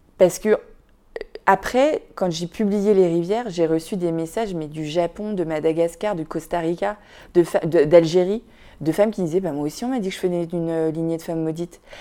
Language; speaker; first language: French; early bilingual, other home language; Vietnamese